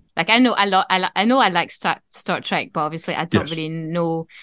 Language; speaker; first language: English; non-native, fluent; French